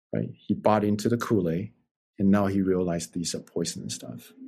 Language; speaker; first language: English; non-native, fluent; Chinese